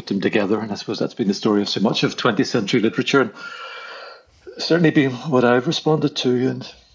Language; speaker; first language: English; native; English